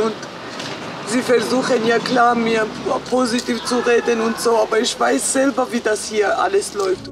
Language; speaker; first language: German; non-native, fluent; Georgian